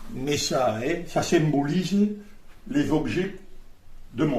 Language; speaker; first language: French; native; French